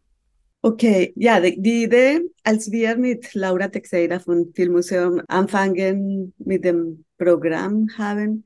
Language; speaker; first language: German; non-native, fluent; Spanish